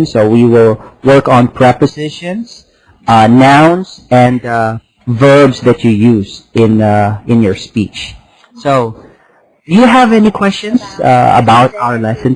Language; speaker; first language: English; non-native, fluent; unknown